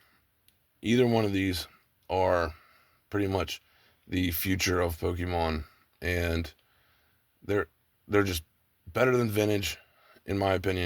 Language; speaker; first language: English; native; English